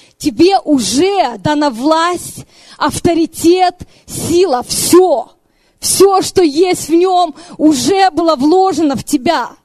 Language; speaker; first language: Russian; early bilingual, heritage; Russian